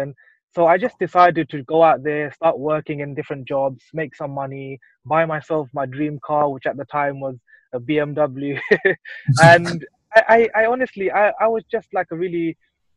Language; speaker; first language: English; native; English